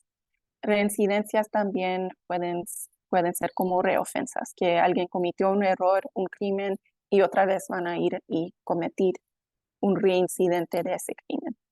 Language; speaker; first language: Spanish; non-native, fluent; English